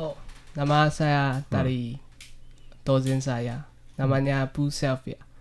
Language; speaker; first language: Indonesian; non-native, learner; Chinese